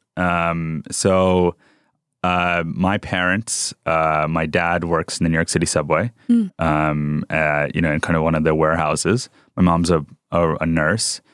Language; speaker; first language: English; early bilingual, other home language; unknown